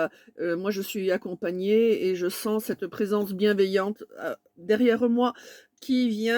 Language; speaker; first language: French; native; French